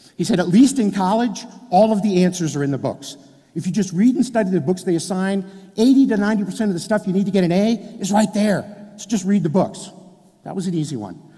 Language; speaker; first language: English; native; English